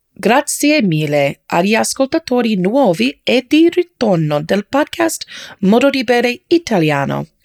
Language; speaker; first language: Italian; non-native, learner; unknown